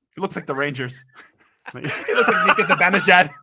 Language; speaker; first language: English; native; English